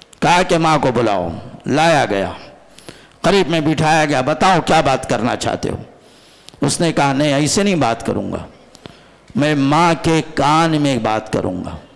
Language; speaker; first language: Urdu; non-native, local second language; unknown